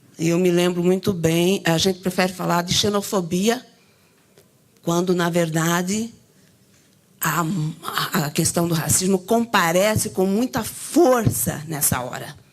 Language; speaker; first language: Portuguese; native; Portuguese